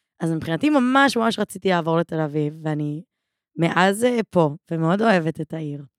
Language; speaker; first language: Hebrew; native; Hebrew